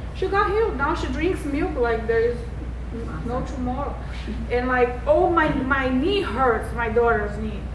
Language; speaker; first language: English; non-native, fluent; Portuguese